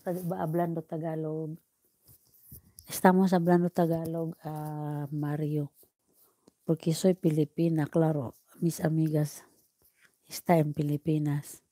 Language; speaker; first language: Spanish; non-native, learner; Filipino